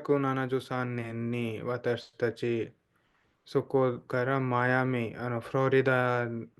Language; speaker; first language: Japanese; non-native, fluent; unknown